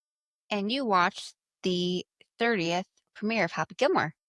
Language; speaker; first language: English; native; English